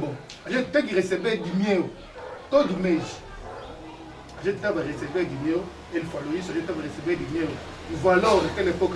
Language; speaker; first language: Portuguese; non-native, learner; Lingala